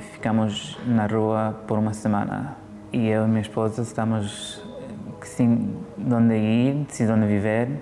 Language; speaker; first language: Portuguese; early bilingual, heritage; Portuguese